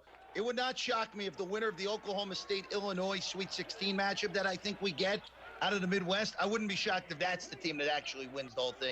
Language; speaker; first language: English; native; English